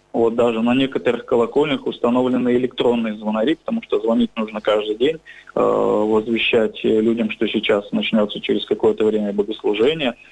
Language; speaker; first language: Russian; native; Russian